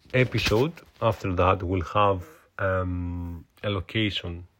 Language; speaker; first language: English; non-native, fluent; Greek